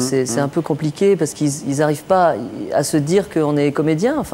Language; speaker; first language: French; native; French